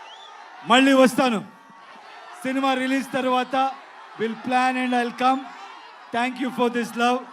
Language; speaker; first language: Telugu; non-native, learner; Kannada